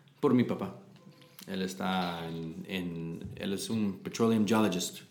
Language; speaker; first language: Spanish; non-native, learner; English